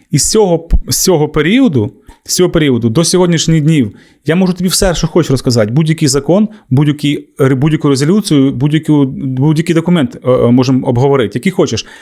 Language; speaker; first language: Ukrainian; native; Ukrainian